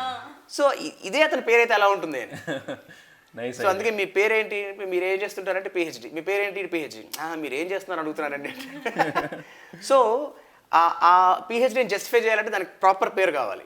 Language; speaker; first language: Telugu; native; Telugu